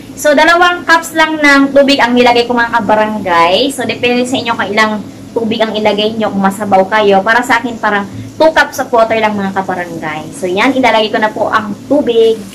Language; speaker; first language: Filipino; non-native, local second language; Cebuano